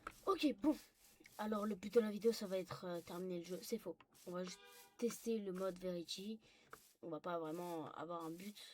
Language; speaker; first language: French; native; French